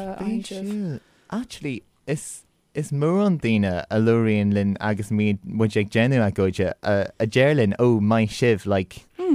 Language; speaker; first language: Irish; non-native, local second language; English